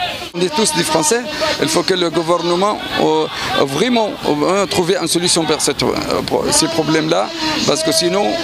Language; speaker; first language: French; non-native, fluent; Arabic